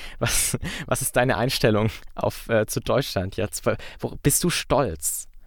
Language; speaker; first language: German; native; German